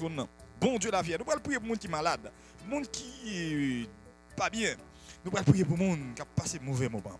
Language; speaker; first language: French; non-native, local second language; Haitian Creole